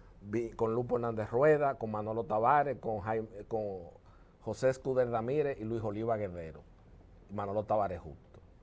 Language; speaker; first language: Spanish; native; Spanish